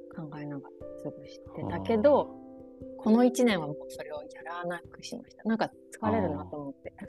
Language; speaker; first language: Japanese; early bilingual, other home language; Chinese